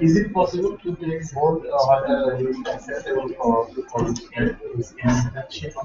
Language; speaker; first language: English; non-native, learner; Spanish